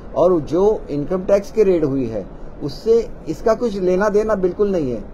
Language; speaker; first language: Hindi; non-native, local second language; Marathi